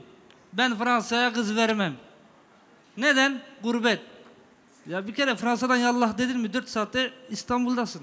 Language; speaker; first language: Turkish; native; Turkish